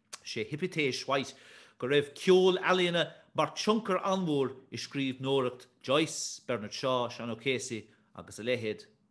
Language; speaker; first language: Irish; native; Irish